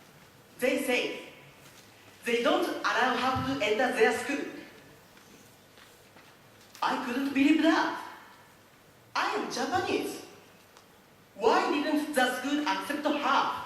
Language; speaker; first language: English; non-native, learner; Japanese